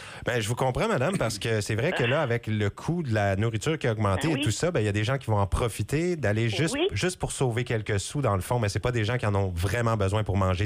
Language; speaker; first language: French; native; French